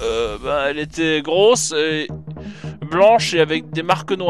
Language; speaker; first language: French; native; French